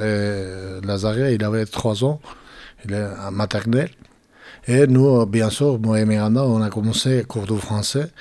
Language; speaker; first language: French; non-native, fluent; Georgian